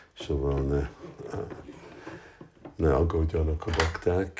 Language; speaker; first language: Hungarian; early bilingual, heritage; Hungarian